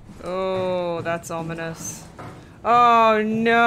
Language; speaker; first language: English; native; English